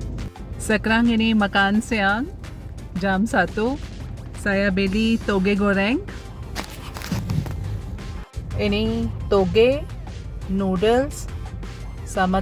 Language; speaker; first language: Indonesian; non-native, learner; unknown